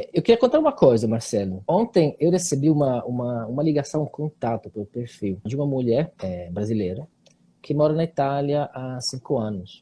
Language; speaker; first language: Portuguese; non-native, fluent; Italian